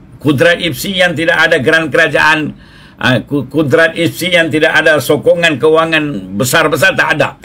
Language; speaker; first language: Malay; non-native, local second language; Tamil